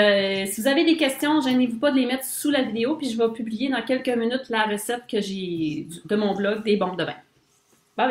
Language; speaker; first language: French; native; French